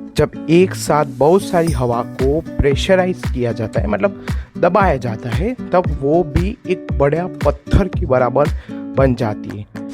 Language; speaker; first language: Hindi; non-native, local second language; Gujarati